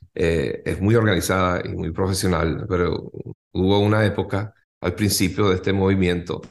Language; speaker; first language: Spanish; native; Spanish